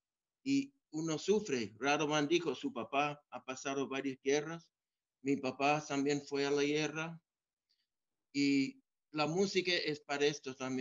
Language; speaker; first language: Spanish; non-native, fluent; English